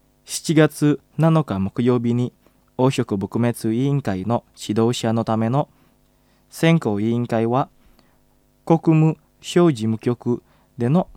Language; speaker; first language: Japanese; non-native, fluent; Indonesian